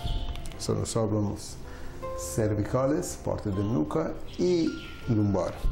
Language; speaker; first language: Spanish; non-native, learner; Persian